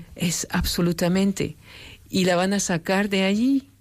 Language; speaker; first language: Spanish; non-native, fluent; French